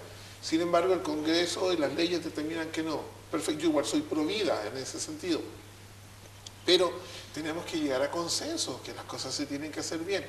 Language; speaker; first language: Spanish; native; Spanish